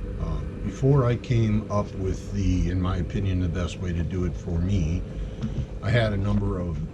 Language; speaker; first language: English; native; English